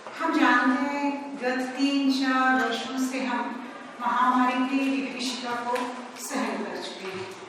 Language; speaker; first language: Hindi; non-native, local second language; Telugu